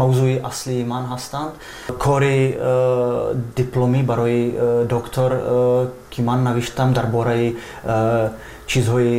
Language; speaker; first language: Persian; non-native, fluent; Czech